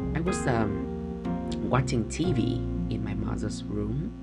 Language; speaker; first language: English; non-native, fluent; Vietnamese